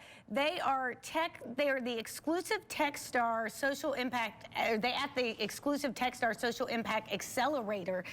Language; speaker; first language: English; native; English